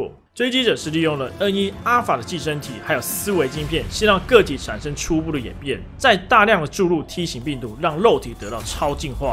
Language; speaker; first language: Chinese; native; Chinese